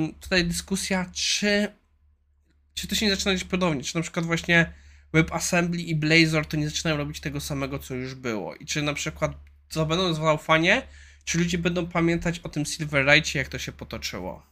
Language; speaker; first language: Polish; native; Polish